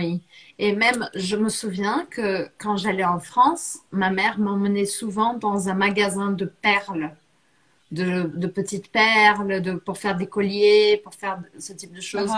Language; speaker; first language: French; non-native, fluent; Portuguese